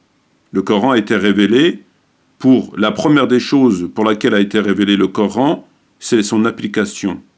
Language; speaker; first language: French; native; French